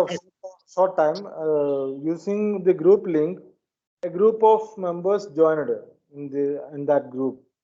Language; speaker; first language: English; non-native, learner; Malayalam